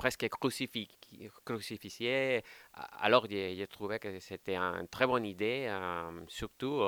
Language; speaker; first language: French; non-native, fluent; Spanish